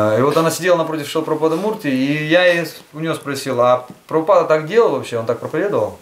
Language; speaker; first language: Russian; native; Russian